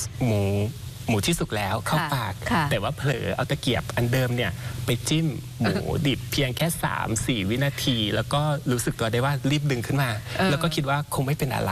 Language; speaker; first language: Thai; native; Thai